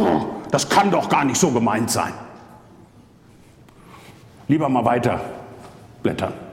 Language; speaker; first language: German; native; German